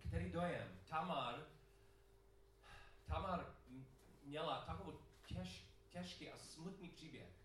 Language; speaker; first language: Czech; non-native, learner; English